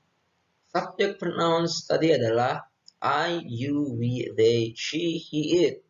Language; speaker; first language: English; non-native, fluent; Indonesian